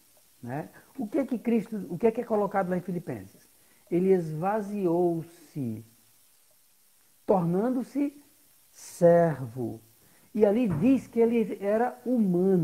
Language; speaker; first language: Portuguese; native; Portuguese